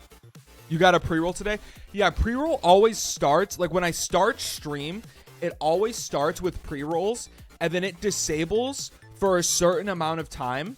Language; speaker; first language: English; native; English